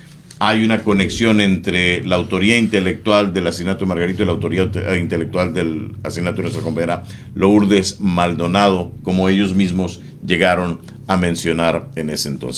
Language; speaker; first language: Spanish; native; Spanish